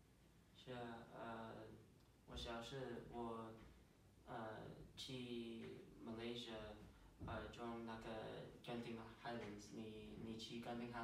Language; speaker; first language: Chinese; non-native, learner; English